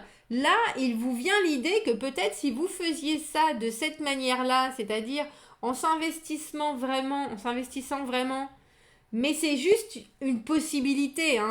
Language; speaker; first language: French; native; French